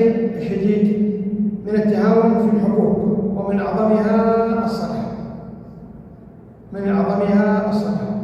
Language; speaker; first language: Arabic; native; Arabic